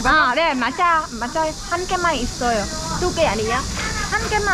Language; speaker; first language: Korean; non-native, learner; Vietnamese